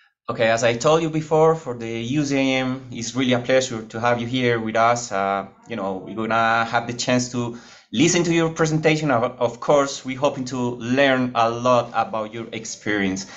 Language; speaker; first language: English; non-native, fluent; Spanish